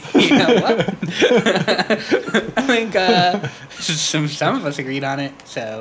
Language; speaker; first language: English; native; English